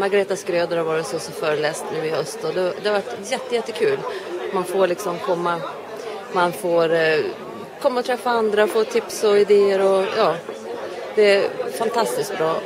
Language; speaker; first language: Swedish; native; Swedish